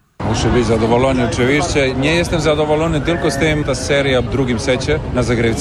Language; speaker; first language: Polish; non-native, learner; Serbian